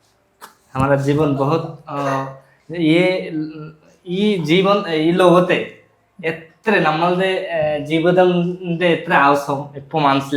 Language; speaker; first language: Malayalam; non-native, local second language; Bangla